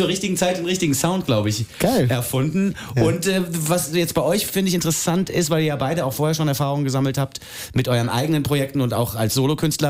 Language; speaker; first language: German; native; German